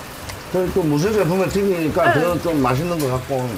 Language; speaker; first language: Korean; native; Korean